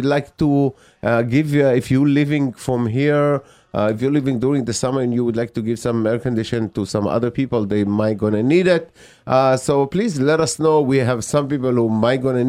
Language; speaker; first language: English; non-native, fluent; Hebrew